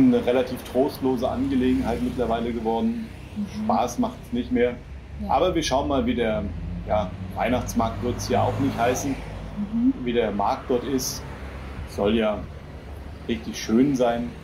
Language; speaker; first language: German; native; German